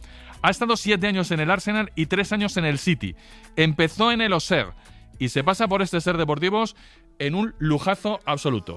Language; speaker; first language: Spanish; native; Spanish